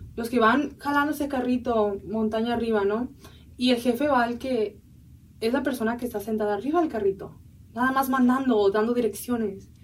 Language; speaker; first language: Spanish; early bilingual, heritage; Spanish